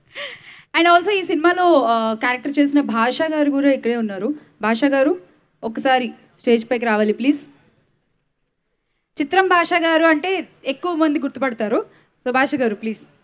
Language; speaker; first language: Telugu; native; Telugu